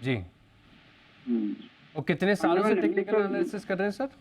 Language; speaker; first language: Hindi; native; Hindi